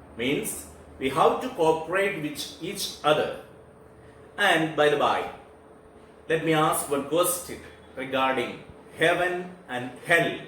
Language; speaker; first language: English; non-native, local second language; Malayalam